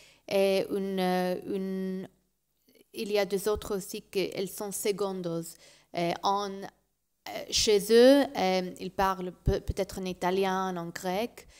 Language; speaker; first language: French; non-native, learner; Spanish